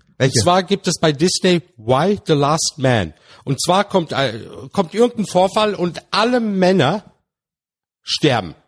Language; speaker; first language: German; early bilingual, other home language; Turkish